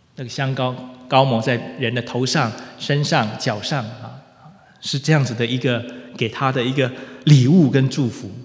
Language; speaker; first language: Chinese; native; Chinese